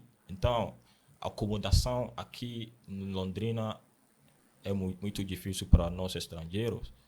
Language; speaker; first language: Portuguese; non-native, learner; Akan